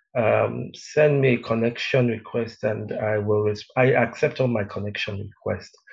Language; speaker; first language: English; native; English